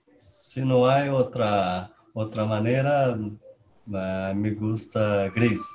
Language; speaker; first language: Spanish; non-native, learner; Portuguese